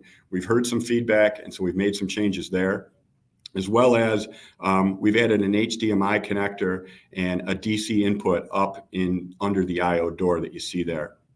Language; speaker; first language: English; native; English